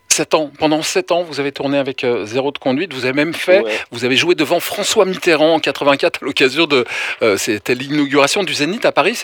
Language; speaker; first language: French; native; French